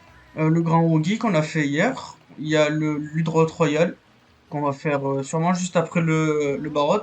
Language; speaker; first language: French; native; French